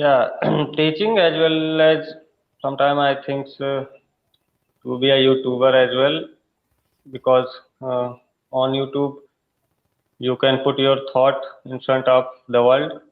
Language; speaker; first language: English; non-native, learner; Hindi